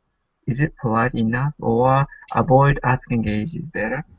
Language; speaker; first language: English; non-native, learner; Japanese